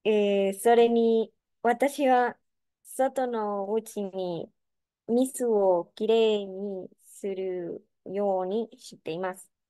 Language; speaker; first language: Japanese; non-native, learner; Spanish